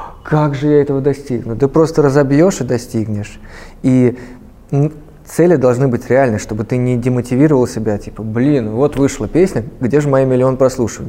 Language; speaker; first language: Russian; native; Russian